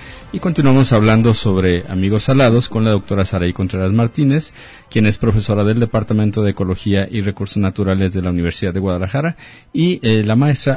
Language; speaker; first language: Spanish; native; Spanish